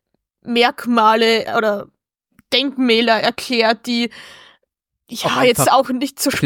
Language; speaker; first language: German; native; German